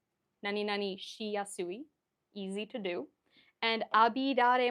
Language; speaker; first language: Japanese; non-native, fluent; English